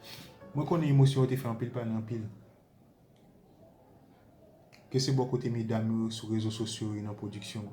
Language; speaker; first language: French; non-native, local second language; Haitian Creole